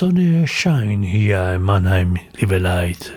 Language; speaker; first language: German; non-native, learner; Spanish